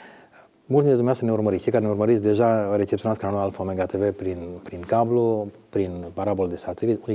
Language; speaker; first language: Romanian; native; Romanian